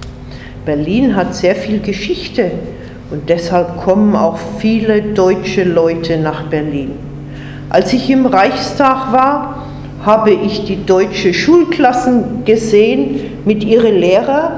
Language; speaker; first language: German; non-native, fluent; English